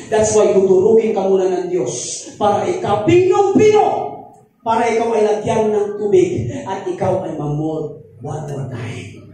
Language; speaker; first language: Filipino; non-native, local second language; Cebuano